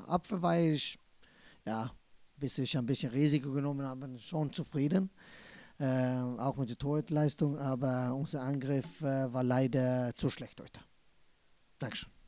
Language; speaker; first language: German; non-native, fluent; Swedish